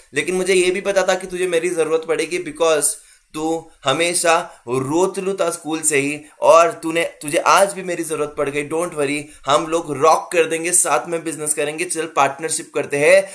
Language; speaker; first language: Hindi; non-native, local second language; Marathi